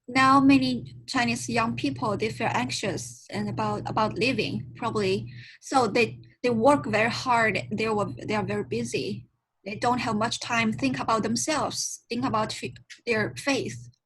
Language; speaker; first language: English; non-native, learner; Chinese